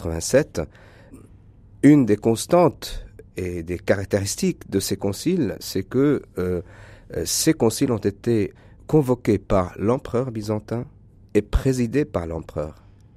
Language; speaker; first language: French; non-native, local second language; Arabic